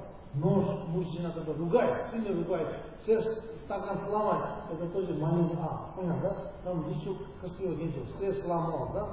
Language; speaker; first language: Russian; non-native, learner; Tibetan